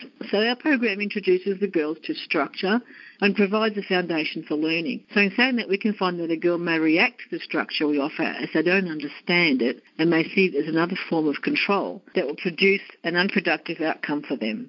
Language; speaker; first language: English; native; English